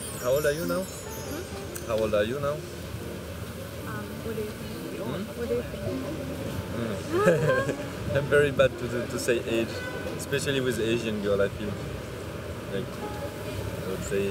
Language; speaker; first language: English; non-native, learner; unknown